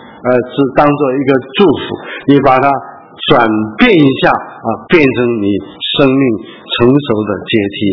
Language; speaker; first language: Chinese; early bilingual, heritage; Chinese